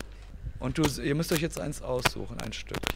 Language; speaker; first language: German; native; German